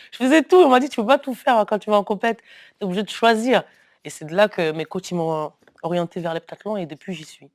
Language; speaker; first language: French; early bilingual, other home language; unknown